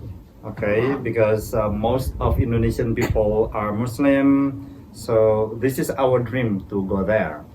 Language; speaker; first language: English; non-native, fluent; Indonesian